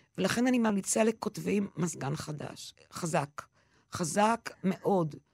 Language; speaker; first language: Hebrew; non-native, local second language; French